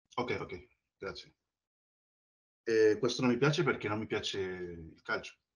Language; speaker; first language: Italian; non-native, learner; Spanish